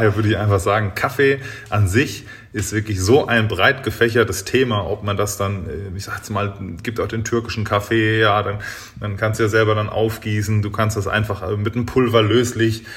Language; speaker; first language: German; native; German